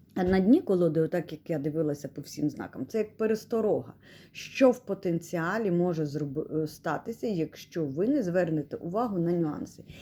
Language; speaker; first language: Ukrainian; non-native, local second language; Russian